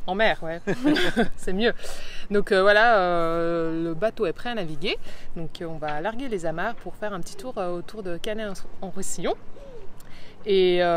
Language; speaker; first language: French; native; French